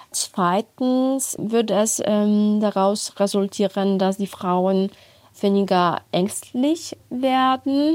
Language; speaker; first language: German; non-native, fluent; Polish